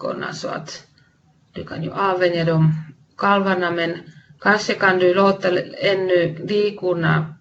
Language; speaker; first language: Swedish; non-native, fluent; Finnish